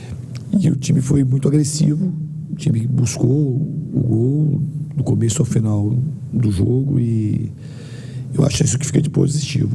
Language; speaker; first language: Portuguese; native; Portuguese